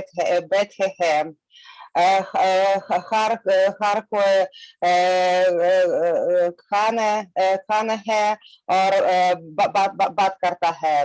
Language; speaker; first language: Hindi; non-native, learner; Russian